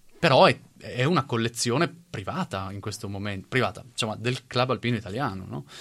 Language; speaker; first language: Italian; native; Italian